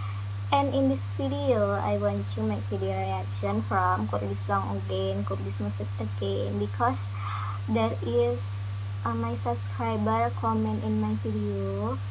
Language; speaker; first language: English; non-native, learner; Indonesian